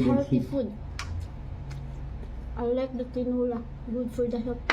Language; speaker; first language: English; non-native, learner; Cebuano